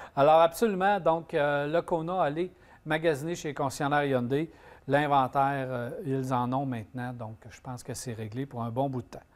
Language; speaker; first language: French; native; French